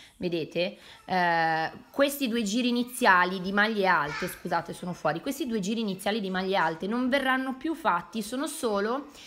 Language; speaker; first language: Italian; native; Italian